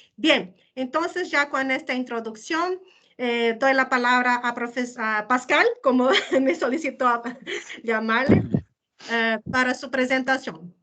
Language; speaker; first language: Spanish; non-native, fluent; Portuguese